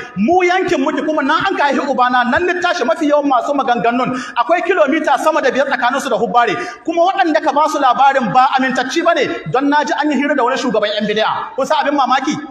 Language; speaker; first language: Hausa; native; Hausa